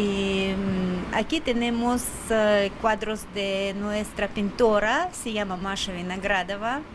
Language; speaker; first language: Spanish; non-native, learner; Russian